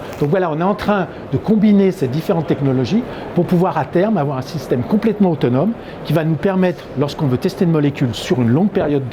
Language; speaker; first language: French; native; French